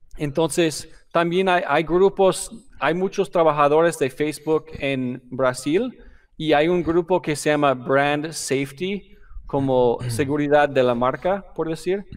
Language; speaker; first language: Spanish; non-native, fluent; English